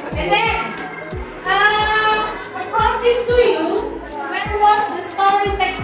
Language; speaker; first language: English; non-native, fluent; Indonesian